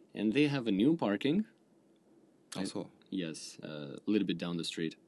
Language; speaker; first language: English; non-native, fluent; Russian